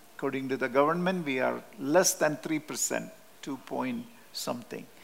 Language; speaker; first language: English; non-native, local second language; Malayalam